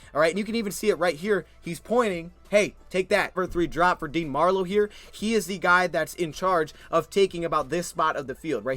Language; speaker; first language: English; native; English